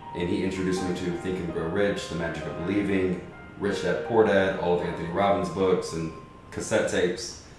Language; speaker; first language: English; native; English